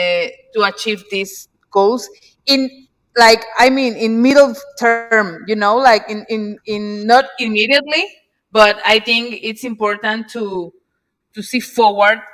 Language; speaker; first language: English; non-native, learner; Spanish